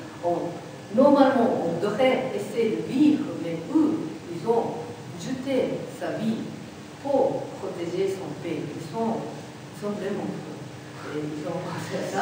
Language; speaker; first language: French; non-native, learner; Japanese